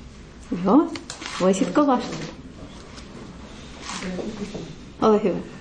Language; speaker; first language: Finnish; non-native, learner; Russian